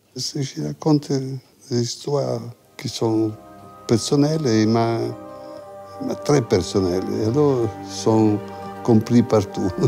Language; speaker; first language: French; non-native, fluent; Italian